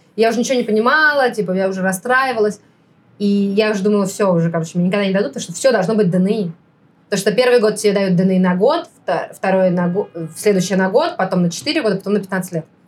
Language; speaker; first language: Russian; native; Russian